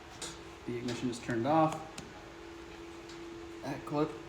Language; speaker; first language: English; native; English